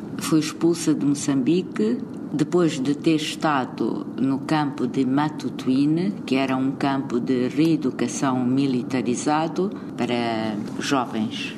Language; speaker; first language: Portuguese; native; Portuguese